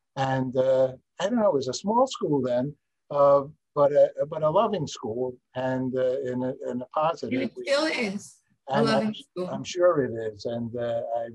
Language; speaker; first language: English; native; English